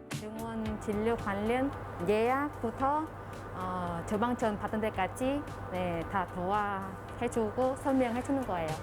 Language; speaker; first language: Korean; non-native, fluent; Vietnamese